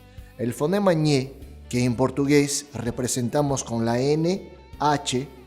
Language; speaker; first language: Spanish; non-native, fluent; Portuguese